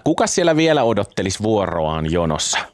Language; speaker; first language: Finnish; native; Finnish